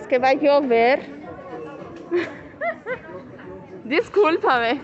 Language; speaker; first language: Spanish; non-native, learner; Portuguese